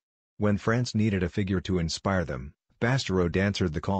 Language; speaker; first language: English; native; English